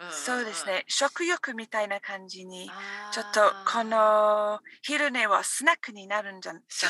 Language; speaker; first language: Japanese; non-native, learner; English